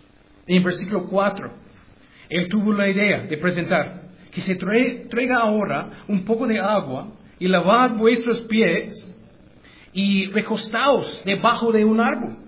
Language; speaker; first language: Spanish; non-native, learner; English